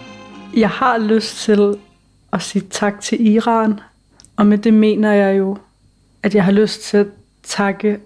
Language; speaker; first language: Danish; early bilingual, other home language; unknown